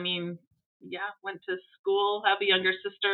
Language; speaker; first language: English; native; English